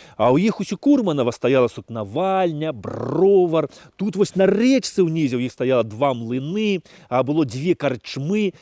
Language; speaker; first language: Belarusian; native; Belarusian